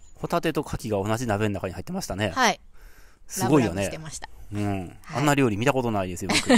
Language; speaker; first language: Japanese; native; Japanese